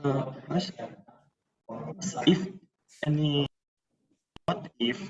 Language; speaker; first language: English; non-native, learner; Indonesian